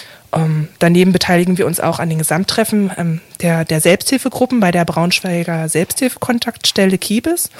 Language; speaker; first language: German; native; German